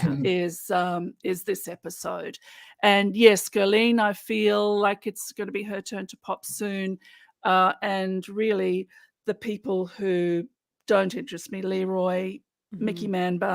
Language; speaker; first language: English; native; English